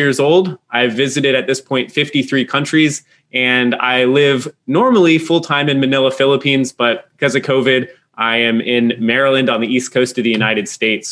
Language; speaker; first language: English; native; English